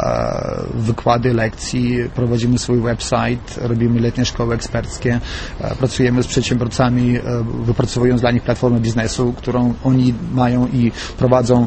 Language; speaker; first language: Polish; non-native, fluent; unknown